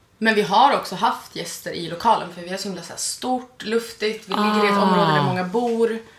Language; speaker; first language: Swedish; native; Swedish